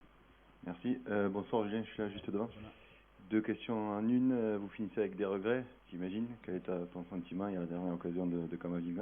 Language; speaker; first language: French; native; French